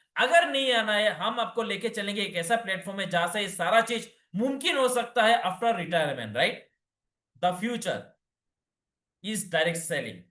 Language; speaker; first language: Hindi; non-native, local second language; Bangla